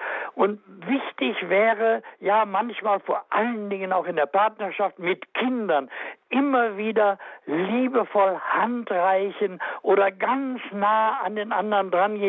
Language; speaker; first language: German; native; German